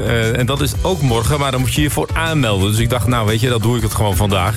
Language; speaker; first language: Dutch; native; Dutch